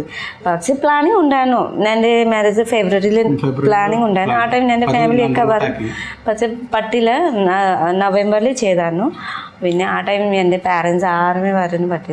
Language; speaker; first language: Malayalam; non-native, learner; Nepali